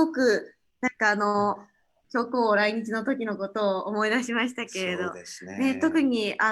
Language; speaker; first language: Japanese; native; Japanese